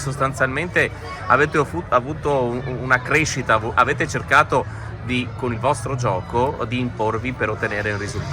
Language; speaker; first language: Italian; native; Italian